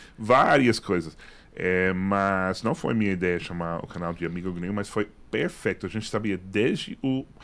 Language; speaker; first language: Portuguese; non-native, fluent; English